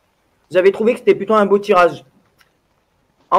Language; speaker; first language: French; native; French